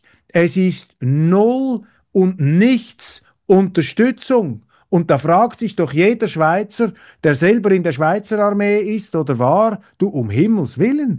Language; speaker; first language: German; native; German